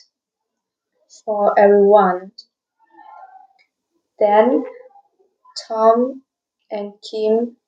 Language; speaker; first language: English; non-native, learner; Vietnamese